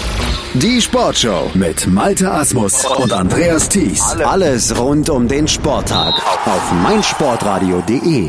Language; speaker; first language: German; native; German